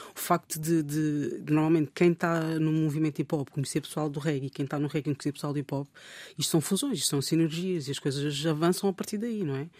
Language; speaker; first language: Portuguese; native; Portuguese